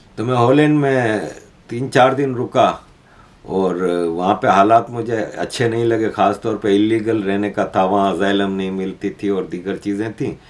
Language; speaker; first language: Urdu; native; Urdu